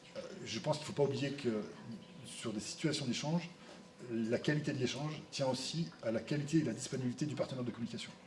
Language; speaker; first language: French; native; French